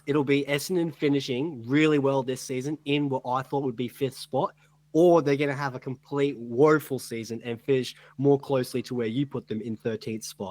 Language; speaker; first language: English; native; English